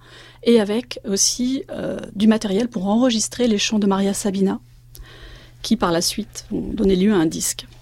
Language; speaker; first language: French; native; French